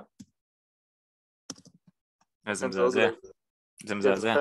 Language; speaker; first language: Hebrew; native; Hebrew